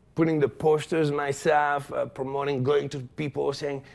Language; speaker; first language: English; non-native, fluent; French